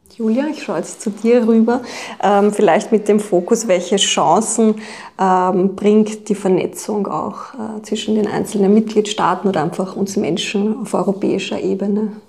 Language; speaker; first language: German; native; German